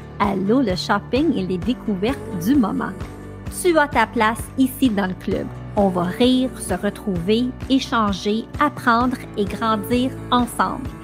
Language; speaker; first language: French; native; French